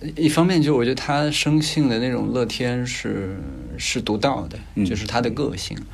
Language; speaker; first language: Chinese; native; Chinese